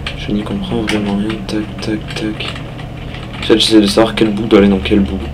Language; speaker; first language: French; native; French